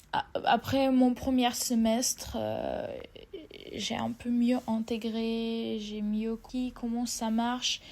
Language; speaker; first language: French; non-native, fluent; Russian